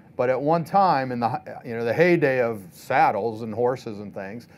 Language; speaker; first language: English; native; English